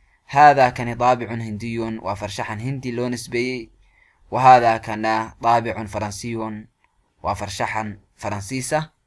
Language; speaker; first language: Arabic; non-native, fluent; Somali